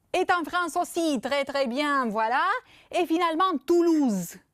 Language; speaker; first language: French; non-native, fluent; Romanian